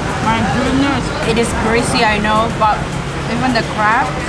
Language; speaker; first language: English; non-native, fluent; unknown